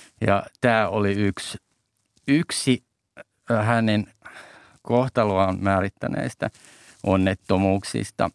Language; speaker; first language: Finnish; native; Finnish